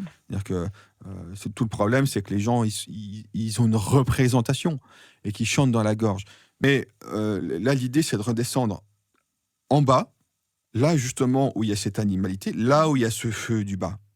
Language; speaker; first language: French; native; French